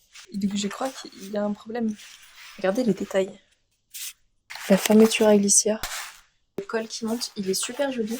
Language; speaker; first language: French; native; French